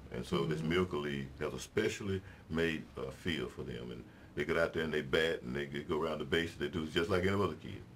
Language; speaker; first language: English; native; English